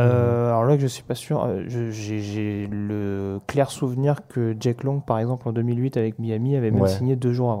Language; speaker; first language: French; native; French